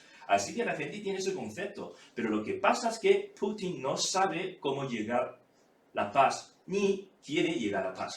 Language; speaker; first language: Spanish; non-native, fluent; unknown